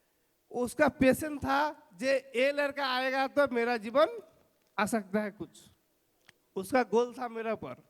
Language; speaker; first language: Hindi; non-native, local second language; Bangla